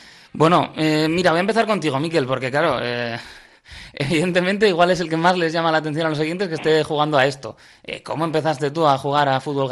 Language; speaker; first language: Spanish; native; Spanish